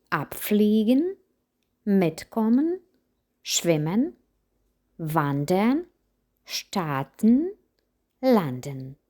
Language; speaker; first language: German; non-native, fluent; Ukrainian